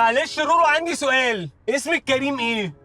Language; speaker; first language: Arabic; native; Arabic